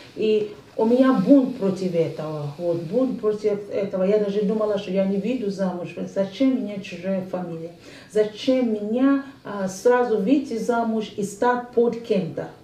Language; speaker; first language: Russian; non-native, fluent; Yoruba